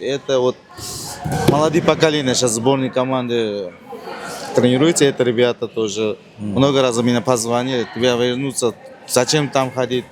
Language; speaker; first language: Russian; non-native, learner; Uzbek